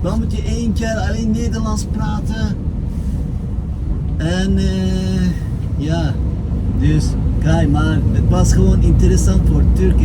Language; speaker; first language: Dutch; non-native, fluent; Turkish